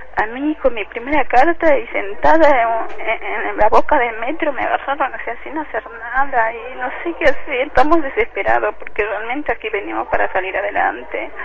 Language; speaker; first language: Spanish; native; Spanish